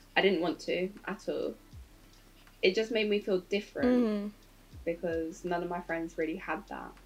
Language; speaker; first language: English; native; English